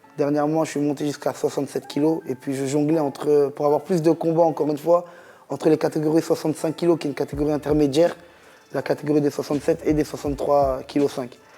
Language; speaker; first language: French; native; French